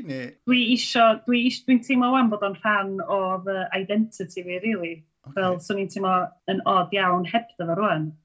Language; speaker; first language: Welsh; native; Welsh